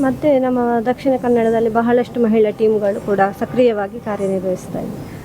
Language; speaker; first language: Kannada; non-native, local second language; Tulu